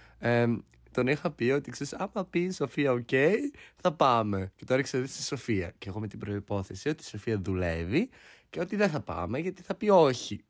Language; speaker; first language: Greek; early bilingual, heritage; Greek